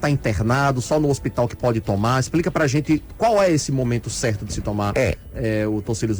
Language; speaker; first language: Portuguese; native; Portuguese